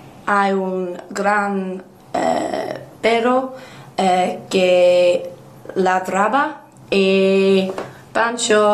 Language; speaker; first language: Spanish; non-native, learner; English